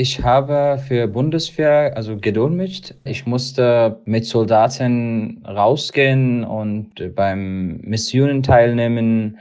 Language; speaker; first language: German; non-native, learner; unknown